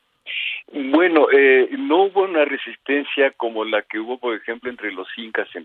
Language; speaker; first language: Spanish; native; Spanish